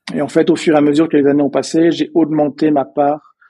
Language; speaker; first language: French; native; French